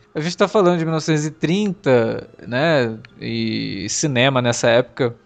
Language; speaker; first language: Portuguese; native; Portuguese